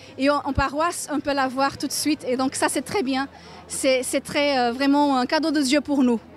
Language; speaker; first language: French; non-native, fluent; Portuguese